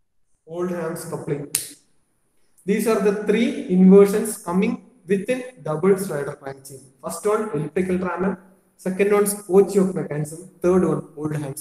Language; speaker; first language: English; non-native, local second language; Malayalam